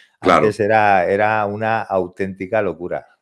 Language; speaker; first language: Spanish; native; Spanish